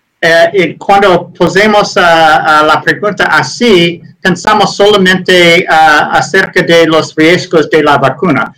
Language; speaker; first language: Spanish; non-native, learner; English